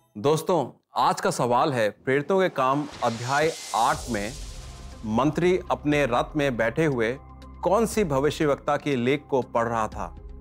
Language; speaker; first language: Hindi; native; Hindi